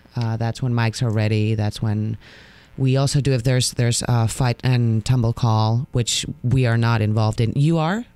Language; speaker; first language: English; non-native, fluent; Spanish